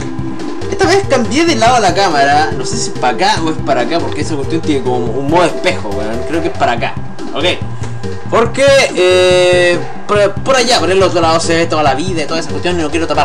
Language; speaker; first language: Spanish; native; Spanish